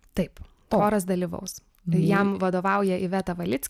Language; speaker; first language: Lithuanian; native; Lithuanian